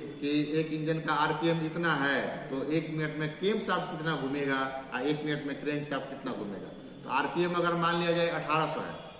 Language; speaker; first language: Hindi; native; Hindi